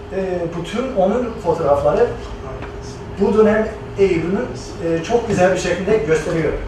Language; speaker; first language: Turkish; non-native, fluent; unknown